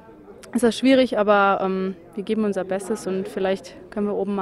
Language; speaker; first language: German; native; German